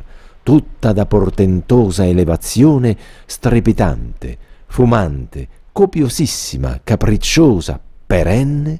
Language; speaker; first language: Italian; native; Italian